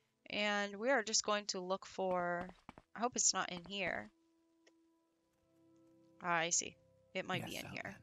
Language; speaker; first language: English; native; English